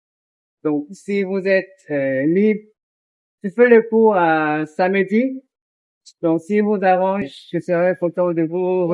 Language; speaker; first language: French; non-native, learner; Korean